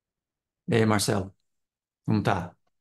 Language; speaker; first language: Portuguese; non-native, fluent; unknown